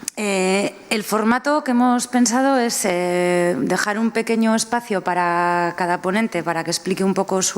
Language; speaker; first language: Spanish; native; Spanish